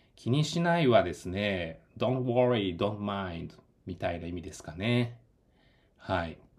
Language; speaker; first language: Japanese; native; Japanese